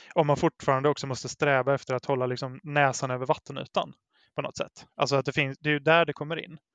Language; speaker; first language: Swedish; native; Swedish